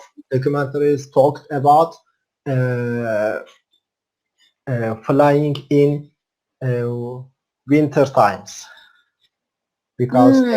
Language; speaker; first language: English; non-native, learner; Turkish